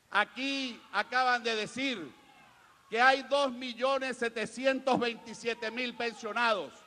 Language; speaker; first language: Spanish; native; Spanish